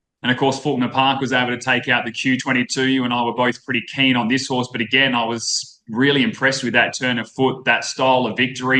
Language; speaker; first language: English; native; English